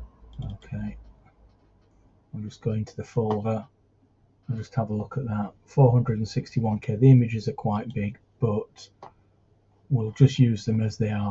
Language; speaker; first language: English; native; English